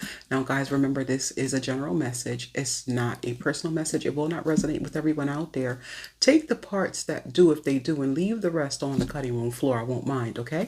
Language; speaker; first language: English; native; English